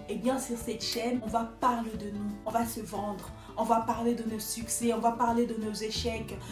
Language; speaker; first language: French; non-native, local second language; Lingala